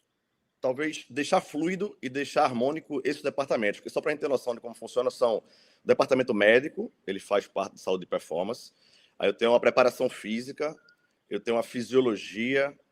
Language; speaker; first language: Portuguese; native; Portuguese